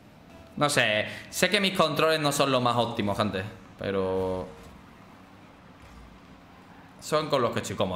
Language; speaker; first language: Spanish; native; Spanish